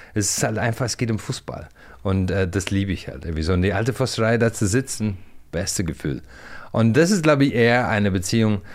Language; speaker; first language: German; non-native, fluent; English